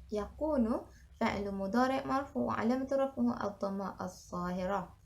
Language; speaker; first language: Arabic; non-native, learner; Malay